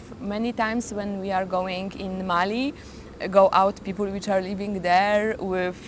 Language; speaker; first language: English; non-native, fluent; Polish